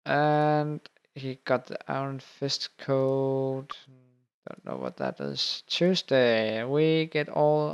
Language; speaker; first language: English; non-native, fluent; Danish